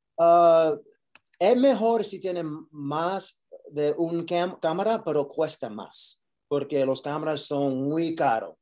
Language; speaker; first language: Spanish; early bilingual, heritage; Spanish